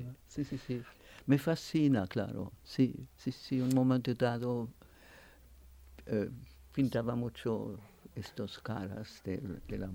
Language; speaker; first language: Spanish; non-native, fluent; French